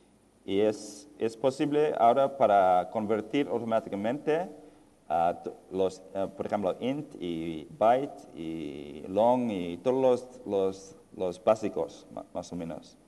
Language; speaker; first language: Spanish; non-native, fluent; English